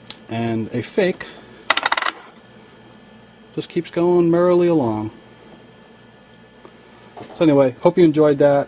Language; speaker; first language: English; native; English